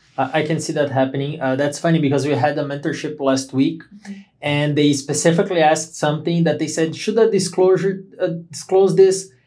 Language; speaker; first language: English; non-native, fluent; Portuguese